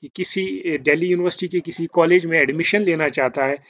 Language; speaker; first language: Hindi; native; Hindi